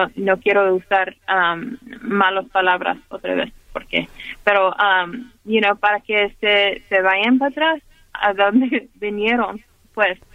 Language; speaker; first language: Spanish; early bilingual, heritage; Spanish